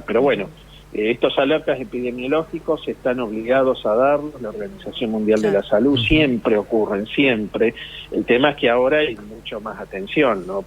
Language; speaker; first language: Spanish; native; Spanish